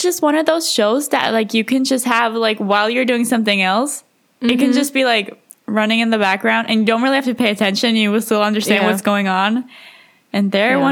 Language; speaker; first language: English; early bilingual, heritage; English